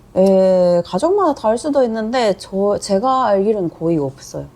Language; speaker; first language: Korean; non-native, fluent; Japanese